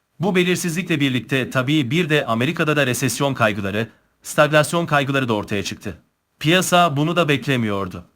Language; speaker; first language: Turkish; native; Turkish